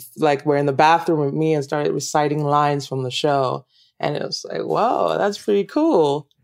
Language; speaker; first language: English; non-native, local second language; Yoruba